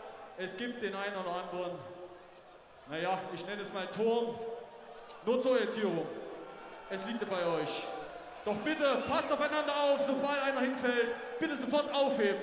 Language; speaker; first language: German; native; German